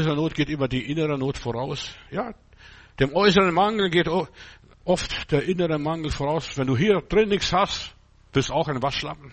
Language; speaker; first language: German; native; German